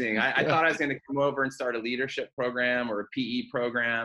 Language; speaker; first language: English; native; English